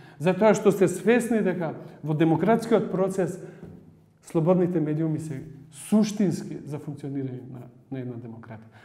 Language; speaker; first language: Macedonian; non-native, local second language; Albanian